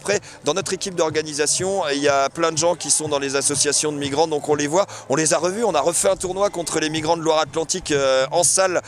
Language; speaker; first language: French; native; French